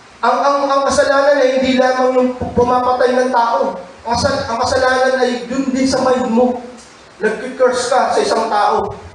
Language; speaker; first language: Filipino; native; Filipino